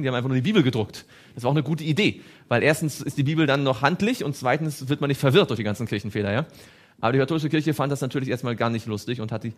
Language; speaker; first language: German; native; German